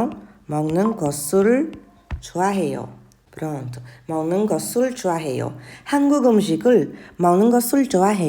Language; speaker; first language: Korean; non-native, fluent; Portuguese